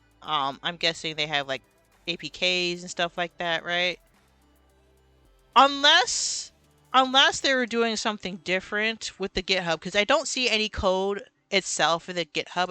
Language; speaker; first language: English; native; English